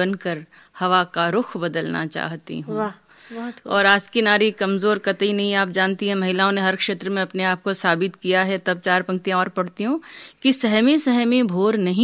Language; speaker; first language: Hindi; native; Hindi